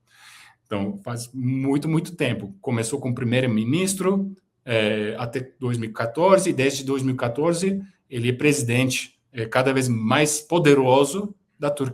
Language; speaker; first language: Portuguese; non-native, fluent; Turkish